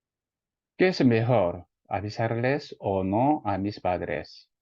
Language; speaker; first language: Spanish; non-native, fluent; Korean